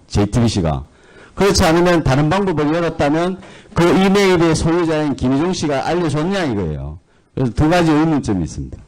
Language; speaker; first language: Korean; native; Korean